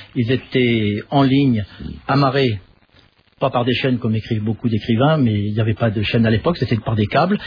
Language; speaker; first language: French; native; French